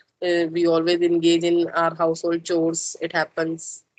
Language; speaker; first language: English; non-native, local second language; Hindi